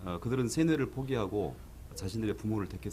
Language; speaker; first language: Korean; native; Korean